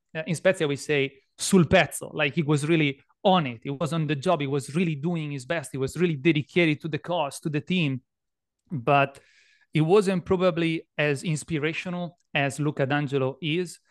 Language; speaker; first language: English; non-native, fluent; Italian